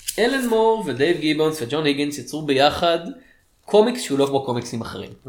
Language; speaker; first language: Hebrew; native; Hebrew